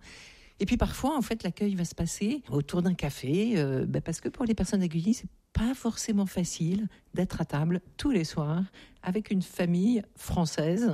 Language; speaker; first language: French; native; French